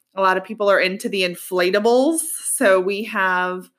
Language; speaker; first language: English; native; English